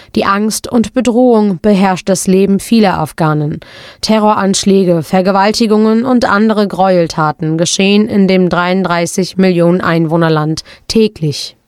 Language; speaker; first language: German; native; German